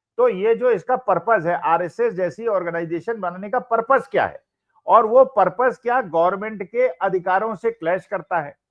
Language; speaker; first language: Hindi; native; Hindi